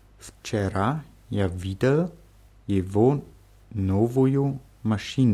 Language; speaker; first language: Russian; non-native, learner; German